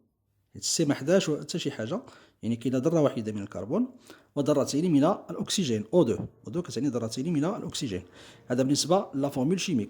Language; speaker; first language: Arabic; native; Arabic